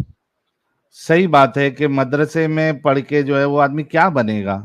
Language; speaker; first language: Hindi; native; Hindi